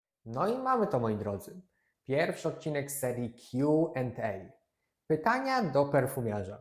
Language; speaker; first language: Polish; native; Polish